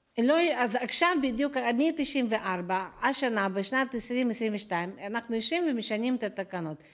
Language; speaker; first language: Hebrew; non-native, fluent; Russian